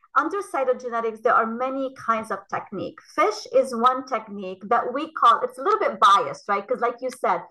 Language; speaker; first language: English; non-native, fluent; Arabic